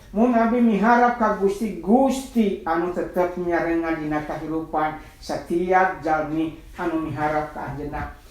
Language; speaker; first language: Sundanese; non-native, local second language; Nias